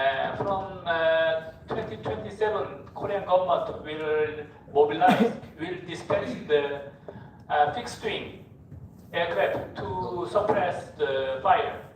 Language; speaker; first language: English; non-native, fluent; Korean